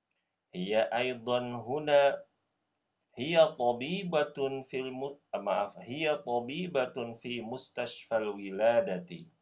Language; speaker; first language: Arabic; non-native, fluent; Indonesian